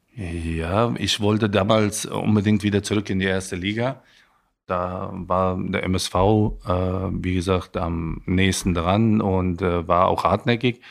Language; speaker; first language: German; native; German